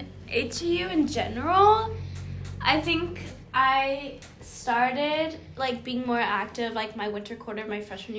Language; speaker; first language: English; native; English